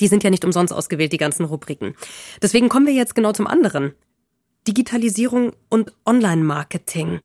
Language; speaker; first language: German; native; German